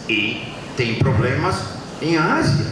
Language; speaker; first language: Portuguese; non-native, fluent; Dutch